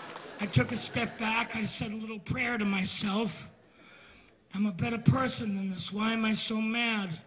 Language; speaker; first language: English; native; English